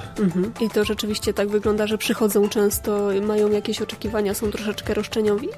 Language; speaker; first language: Polish; native; Polish